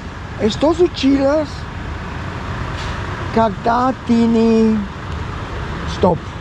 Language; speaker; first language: Russian; non-native, learner; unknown